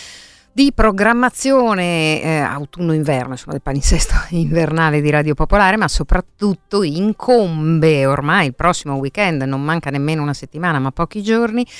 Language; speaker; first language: Italian; native; Italian